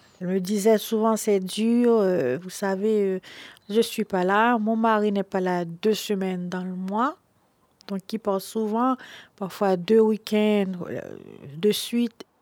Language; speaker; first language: French; non-native, local second language; Haitian Creole